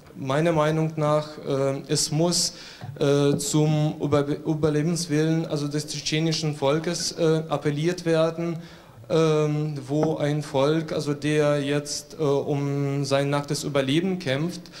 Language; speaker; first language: German; non-native, fluent; Russian